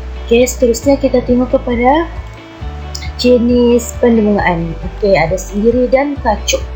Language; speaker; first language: Malay; native; Malay